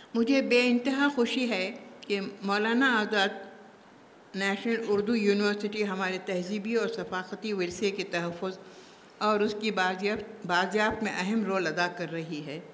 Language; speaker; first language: Urdu; native; Urdu